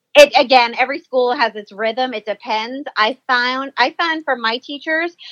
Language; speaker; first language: English; native; English